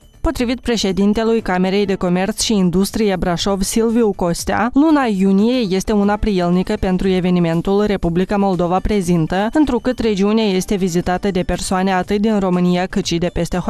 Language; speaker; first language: Romanian; native; Romanian